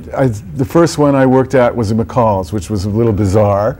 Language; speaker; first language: English; native; English